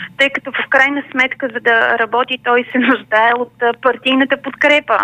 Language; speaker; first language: Bulgarian; native; Bulgarian